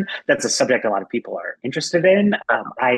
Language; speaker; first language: English; native; English